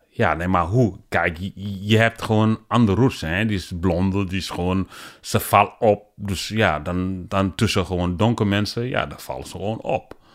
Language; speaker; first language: Dutch; non-native, learner; Wolof